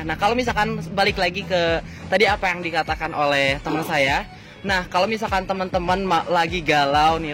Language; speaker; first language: Indonesian; native; Indonesian